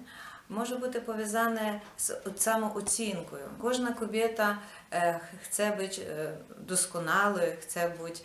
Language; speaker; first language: Polish; non-native, learner; Ukrainian